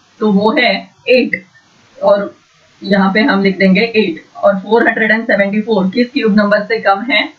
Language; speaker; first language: Hindi; non-native, local second language; Marathi